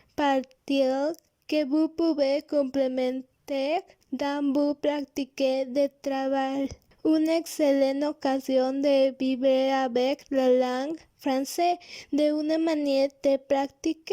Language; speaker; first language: French; non-native, learner; Spanish